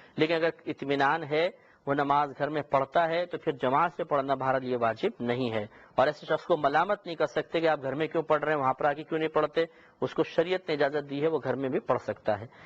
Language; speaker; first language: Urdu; native; Urdu